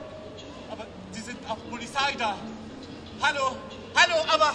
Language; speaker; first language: German; non-native, learner; Arabic